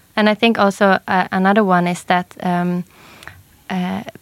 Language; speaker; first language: English; non-native, fluent; Norwegian